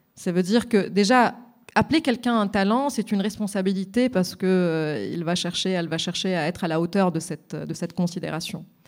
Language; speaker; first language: French; non-native, local second language; Arabic